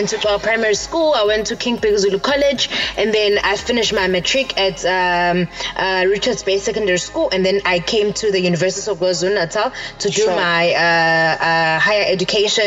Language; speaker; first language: English; non-native, local second language; Zulu